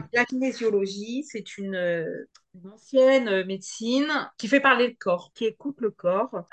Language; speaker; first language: French; native; French